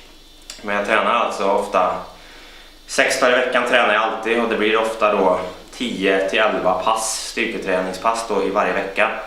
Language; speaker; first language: Swedish; native; Swedish